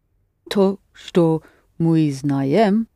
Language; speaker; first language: Russian; non-native, learner; English